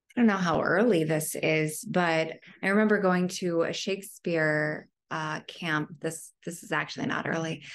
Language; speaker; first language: English; native; English